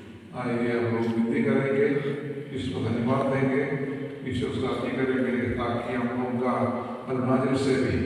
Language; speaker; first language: Hindi; non-native, local second language; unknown